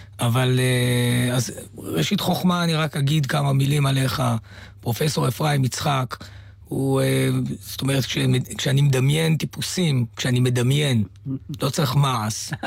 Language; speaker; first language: Hebrew; native; Hebrew